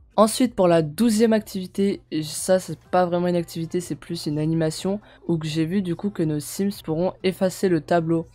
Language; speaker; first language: French; native; French